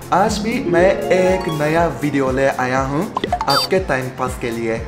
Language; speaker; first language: Hindi; non-native, fluent; Japanese